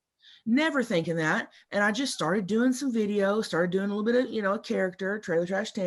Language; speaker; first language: English; native; English